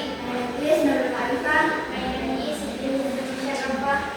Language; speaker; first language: English; non-native, learner; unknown